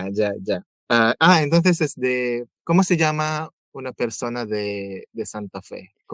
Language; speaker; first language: Spanish; non-native, fluent; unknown